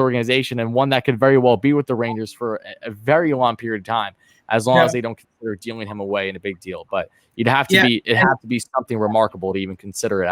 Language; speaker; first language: English; native; English